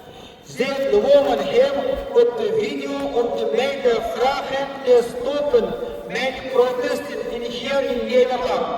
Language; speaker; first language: Dutch; non-native, learner; Uyghur